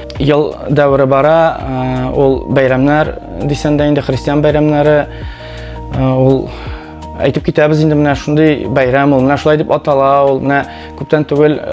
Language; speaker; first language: Tatar; non-native, local second language; Udmurt